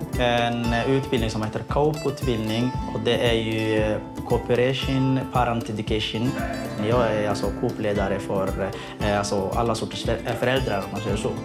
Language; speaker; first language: Swedish; non-native, fluent; Somali